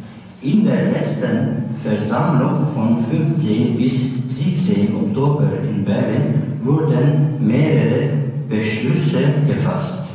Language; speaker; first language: German; non-native, learner; Turkish